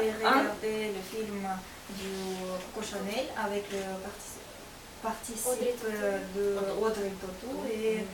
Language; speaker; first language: French; non-native, learner; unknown